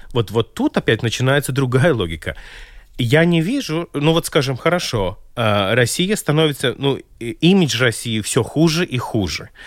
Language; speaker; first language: Russian; non-native, local second language; Latvian